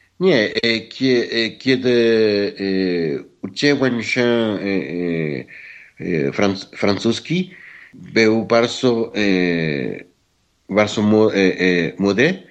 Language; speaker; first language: Polish; non-native, learner; Spanish